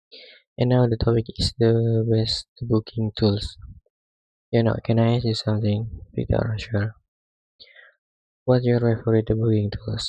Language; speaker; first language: English; non-native, learner; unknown